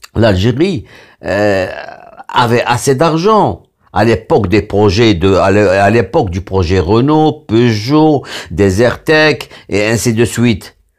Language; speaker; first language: French; non-native, local second language; Arabic